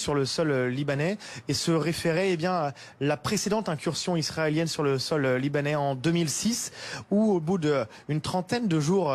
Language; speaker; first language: French; native; French